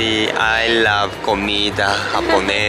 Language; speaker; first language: Spanish; non-native, learner; Japanese